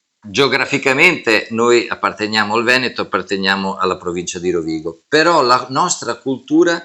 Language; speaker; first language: Italian; native; Italian